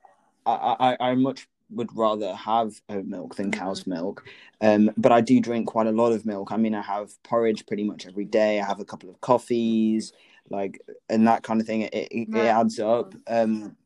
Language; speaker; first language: English; native; English